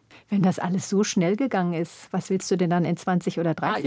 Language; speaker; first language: German; native; German